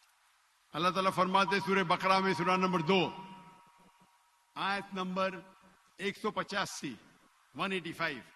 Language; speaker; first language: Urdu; non-native, local second language; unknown